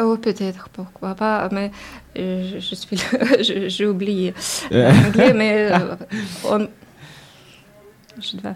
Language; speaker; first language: French; non-native, learner; Ukrainian